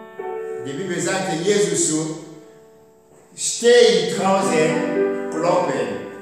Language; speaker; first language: German; non-native, learner; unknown